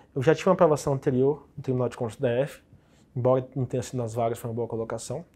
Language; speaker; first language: Portuguese; native; Portuguese